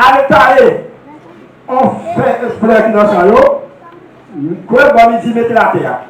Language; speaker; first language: French; non-native, local second language; Haitian Creole